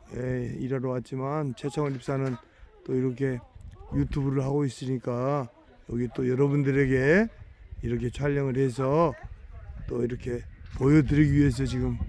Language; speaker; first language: Korean; native; Korean